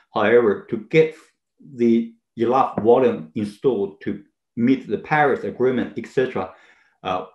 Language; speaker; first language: English; non-native, fluent; Chinese